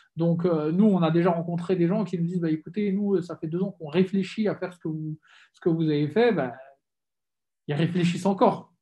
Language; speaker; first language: French; native; French